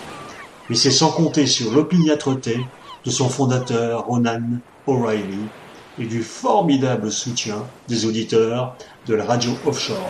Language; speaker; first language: French; native; French